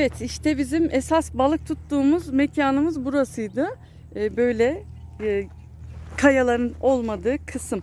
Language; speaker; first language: Turkish; native; Turkish